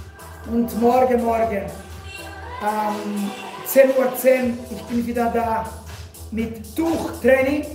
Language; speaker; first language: German; non-native, learner; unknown